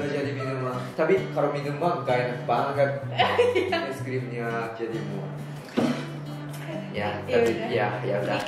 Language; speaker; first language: Indonesian; non-native, learner; Japanese